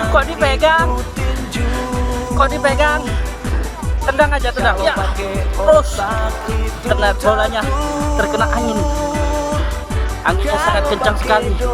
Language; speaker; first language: Indonesian; native; Indonesian